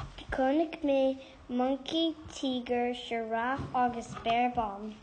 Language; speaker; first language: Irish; non-native, learner; English